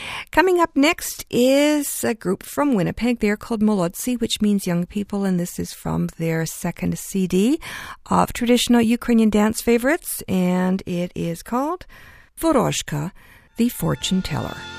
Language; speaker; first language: English; early bilingual, other home language; Ukrainian